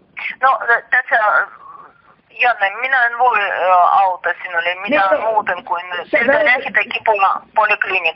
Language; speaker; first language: Finnish; non-native, learner; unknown